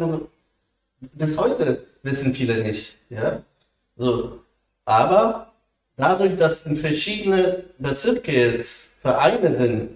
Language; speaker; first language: German; non-native, fluent; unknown